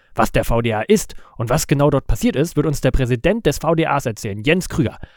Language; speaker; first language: German; native; German